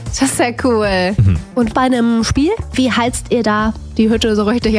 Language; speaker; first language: German; native; German